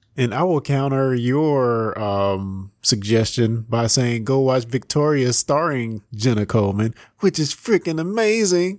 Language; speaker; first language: English; native; English